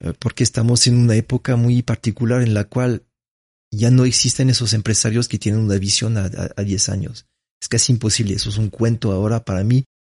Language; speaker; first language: Spanish; non-native, fluent; French